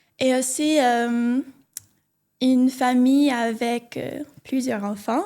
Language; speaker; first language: French; non-native, learner; English